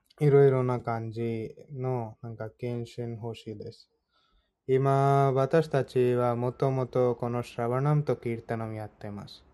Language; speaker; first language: Japanese; non-native, fluent; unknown